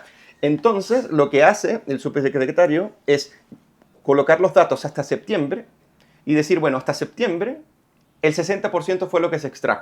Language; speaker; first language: Spanish; native; Spanish